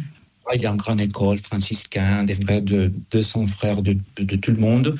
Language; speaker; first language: French; non-native, fluent; Spanish